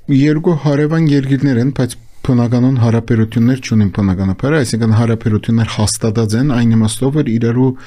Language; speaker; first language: Armenian; native; Armenian